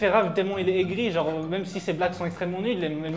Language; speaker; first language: French; native; French